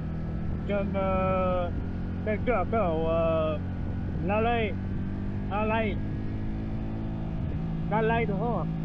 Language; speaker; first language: Vietnamese; non-native, fluent; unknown